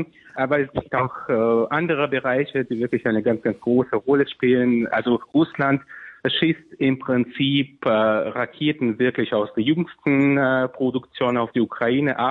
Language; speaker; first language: German; non-native, fluent; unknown